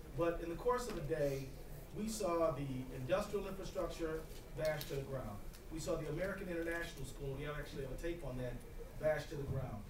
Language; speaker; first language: English; native; English